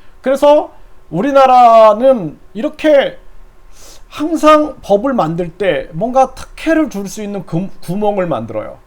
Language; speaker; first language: Korean; native; Korean